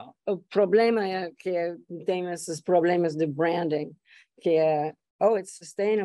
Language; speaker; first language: Portuguese; non-native, fluent; English